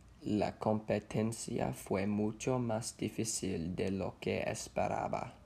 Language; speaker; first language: Spanish; non-native, learner; English